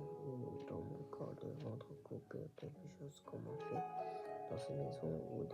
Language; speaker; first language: French; non-native, learner; Japanese